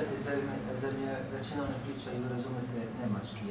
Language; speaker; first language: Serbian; non-native, learner; Arabic